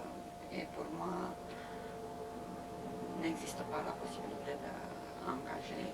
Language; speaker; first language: French; non-native, fluent; Romanian